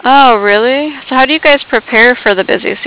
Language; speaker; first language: English; native; English